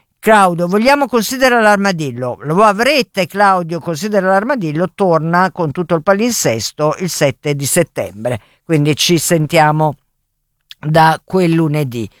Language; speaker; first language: Italian; native; Italian